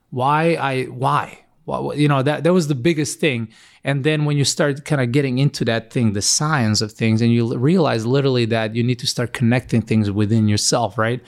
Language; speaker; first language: English; non-native, fluent; Macedonian